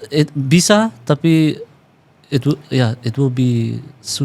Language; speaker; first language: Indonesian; early bilingual, heritage; Dutch